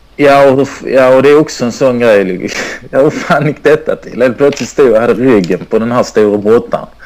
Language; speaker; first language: Swedish; native; Swedish